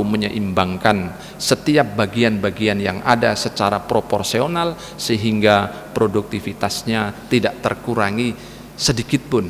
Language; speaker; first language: Indonesian; native; Indonesian